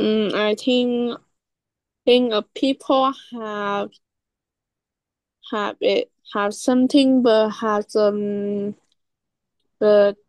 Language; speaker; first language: English; non-native, learner; Vietnamese